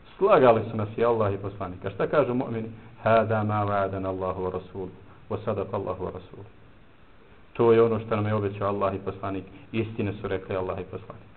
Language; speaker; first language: Bosnian; native; Bosnian